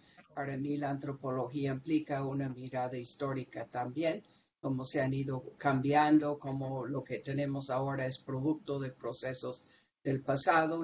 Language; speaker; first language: Spanish; non-native, fluent; English